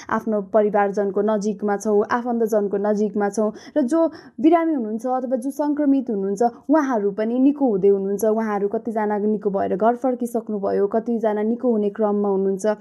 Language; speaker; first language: Nepali; native; Nepali